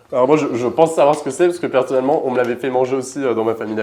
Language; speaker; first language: French; native; French